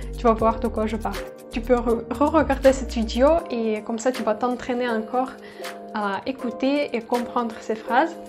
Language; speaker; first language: French; non-native, fluent; Russian